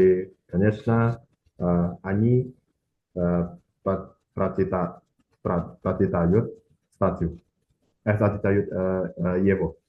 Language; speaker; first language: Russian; non-native, learner; Indonesian